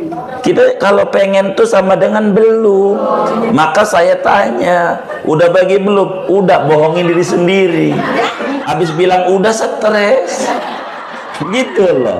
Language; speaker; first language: Indonesian; native; Indonesian